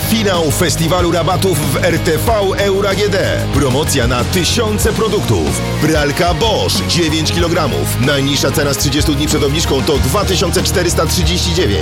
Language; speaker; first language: Polish; native; Polish